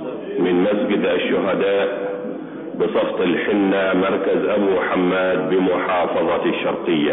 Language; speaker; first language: Arabic; native; Arabic